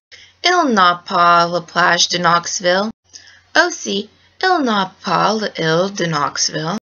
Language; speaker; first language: French; non-native, learner; English